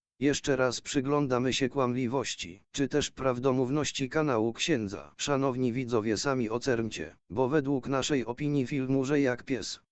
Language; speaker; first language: Polish; native; Polish